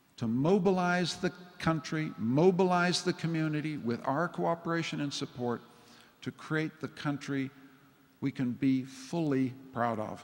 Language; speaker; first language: English; native; English